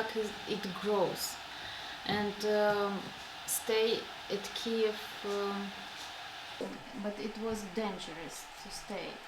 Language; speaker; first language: English; non-native, learner; Russian